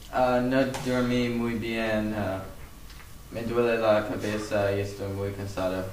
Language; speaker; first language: Spanish; non-native, learner; English